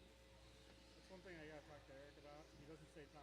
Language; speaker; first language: English; native; English